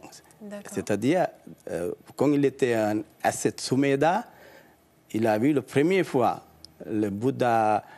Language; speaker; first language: French; non-native, learner; Sinhala